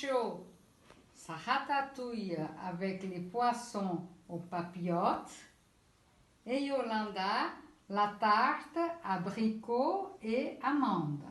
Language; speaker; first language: French; non-native, learner; Portuguese